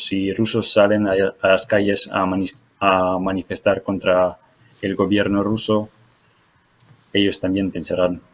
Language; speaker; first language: Spanish; non-native, fluent; Ukrainian